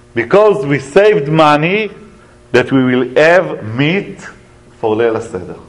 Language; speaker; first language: English; non-native, fluent; Hebrew